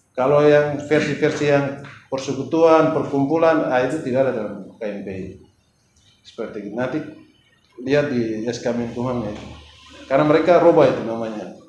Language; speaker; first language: Indonesian; native; Indonesian